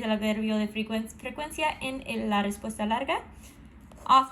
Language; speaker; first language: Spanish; non-native, fluent; English